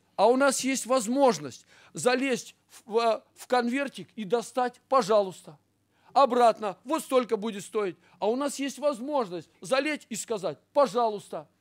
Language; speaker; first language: Russian; native; Russian